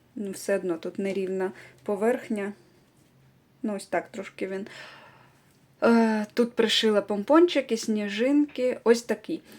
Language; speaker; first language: Ukrainian; non-native, local second language; Russian